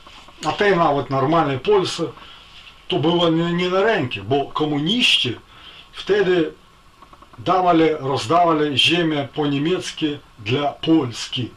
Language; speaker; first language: Polish; non-native, fluent; Ukrainian